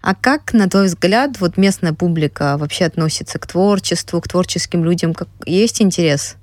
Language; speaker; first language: Russian; native; Russian